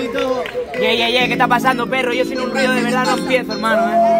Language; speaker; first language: Spanish; native; Spanish